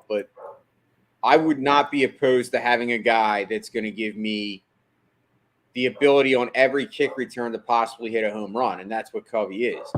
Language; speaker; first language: English; native; English